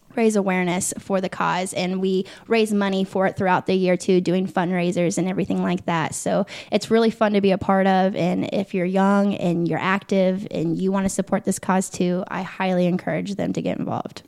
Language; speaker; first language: English; native; English